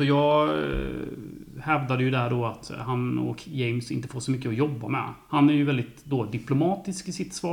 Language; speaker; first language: Swedish; native; Swedish